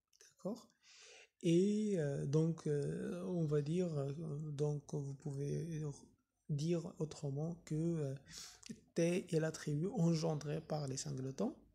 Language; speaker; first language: French; non-native, local second language; Arabic